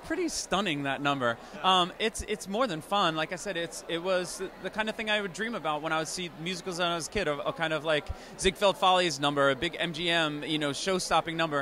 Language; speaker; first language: English; native; English